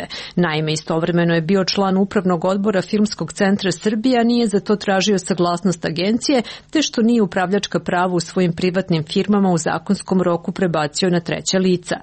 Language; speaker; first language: Serbian; native; Serbian